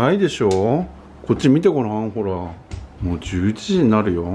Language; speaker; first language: Japanese; native; Japanese